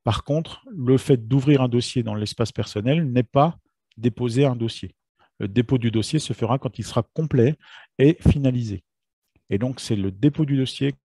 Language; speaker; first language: French; native; French